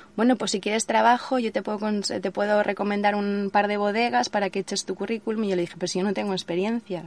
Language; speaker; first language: Spanish; native; Spanish